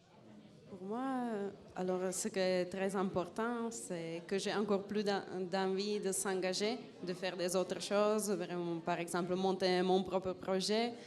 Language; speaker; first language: French; non-native, fluent; Czech